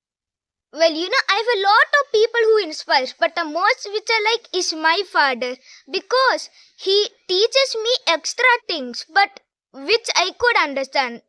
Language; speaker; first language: English; non-native, local second language; Hindi